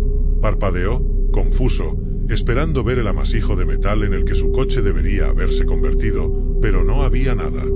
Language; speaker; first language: Spanish; native; Spanish